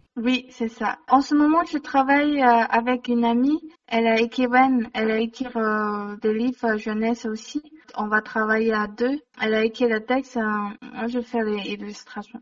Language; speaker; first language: French; non-native, learner; Chinese